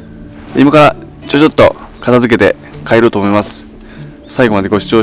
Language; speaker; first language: Japanese; native; Japanese